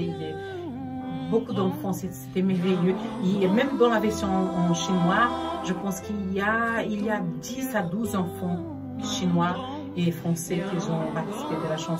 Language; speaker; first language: French; non-native, fluent; Portuguese